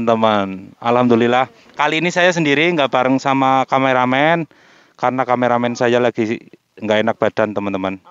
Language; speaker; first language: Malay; non-native, local second language; Javanese